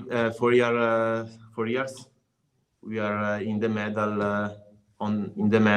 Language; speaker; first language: English; non-native, learner; Italian